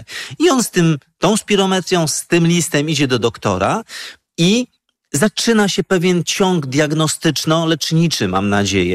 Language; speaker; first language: Polish; native; Polish